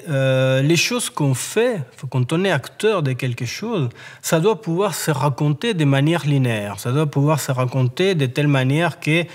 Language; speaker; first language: French; native; French